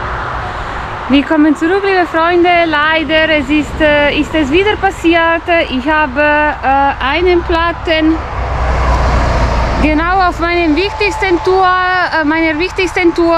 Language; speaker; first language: German; non-native, fluent; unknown